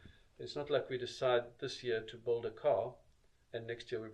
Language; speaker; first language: English; native; English